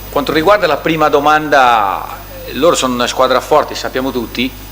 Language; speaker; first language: Italian; non-native, fluent; Portuguese